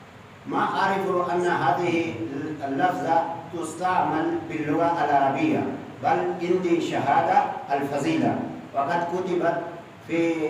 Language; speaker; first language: Arabic; non-native, fluent; Urdu